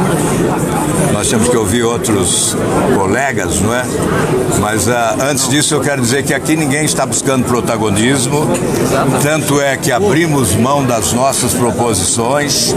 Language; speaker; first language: Portuguese; native; Portuguese